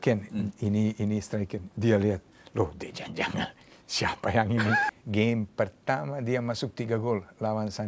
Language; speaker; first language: Indonesian; non-native, fluent; Serbian